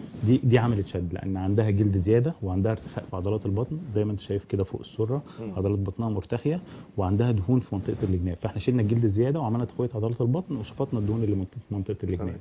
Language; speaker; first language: Arabic; native; Arabic